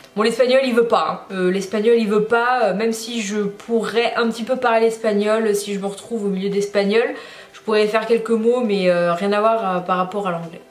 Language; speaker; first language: French; native; French